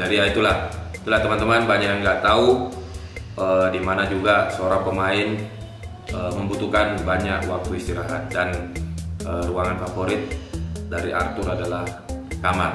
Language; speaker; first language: Indonesian; native; Indonesian